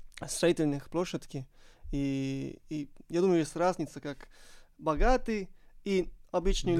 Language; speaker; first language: Russian; non-native, learner; Italian